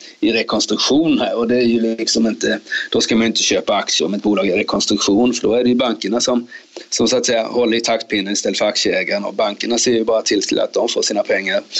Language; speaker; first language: Swedish; native; Swedish